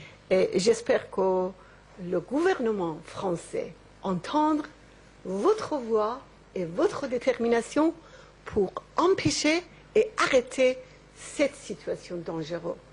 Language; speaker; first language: French; non-native, learner; Persian